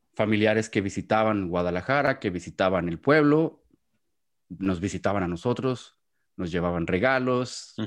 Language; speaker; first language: Spanish; native; Spanish